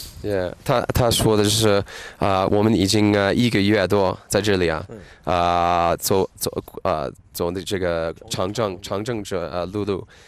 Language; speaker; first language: Chinese; non-native, fluent; English